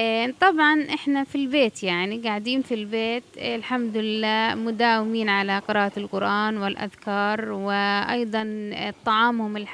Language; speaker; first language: Arabic; native; Arabic